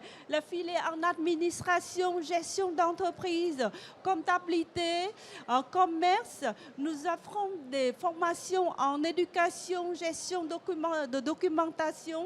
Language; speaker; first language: French; non-native, fluent; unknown